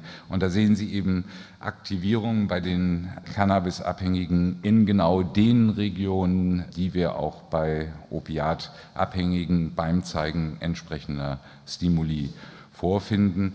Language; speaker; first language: German; native; German